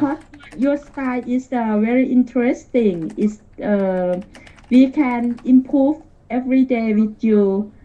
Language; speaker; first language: English; non-native, learner; Thai